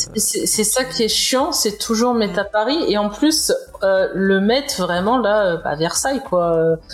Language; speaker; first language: French; native; French